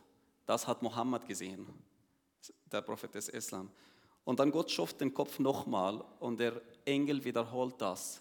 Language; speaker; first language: German; non-native, learner; Arabic